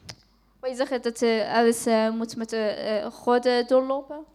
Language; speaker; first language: Dutch; non-native, fluent; Persian